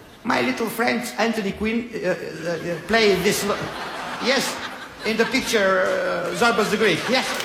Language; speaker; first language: English; non-native, learner; Bulgarian